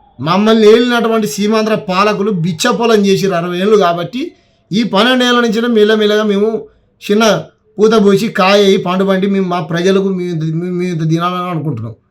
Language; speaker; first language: Telugu; native; Telugu